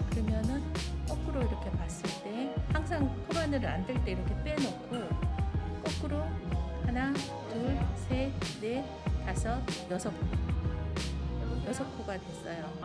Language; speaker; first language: Korean; native; Korean